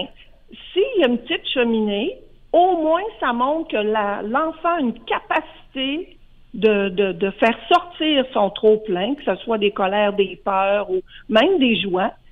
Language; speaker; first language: French; native; French